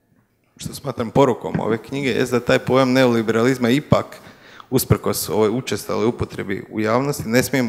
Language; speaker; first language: Croatian; native; Croatian